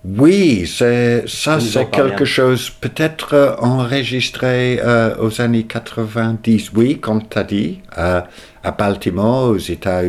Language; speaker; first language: French; non-native, fluent; English